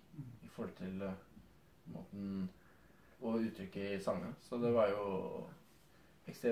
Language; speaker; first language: Norwegian; native; Norwegian